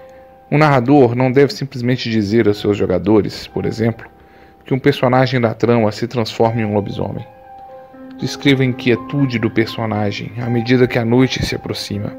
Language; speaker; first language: Portuguese; native; Portuguese